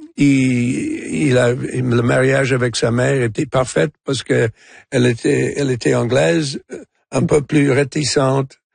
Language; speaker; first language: French; non-native, local second language; English